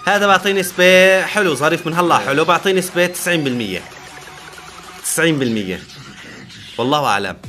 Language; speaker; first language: Arabic; native; Arabic